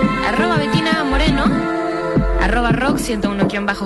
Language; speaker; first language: Spanish; native; Spanish